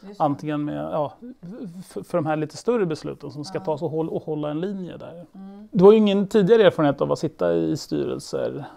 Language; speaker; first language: Swedish; native; Swedish